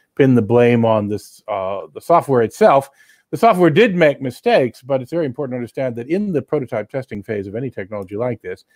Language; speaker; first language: English; native; English